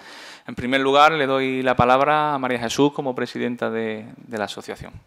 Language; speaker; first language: Spanish; native; Spanish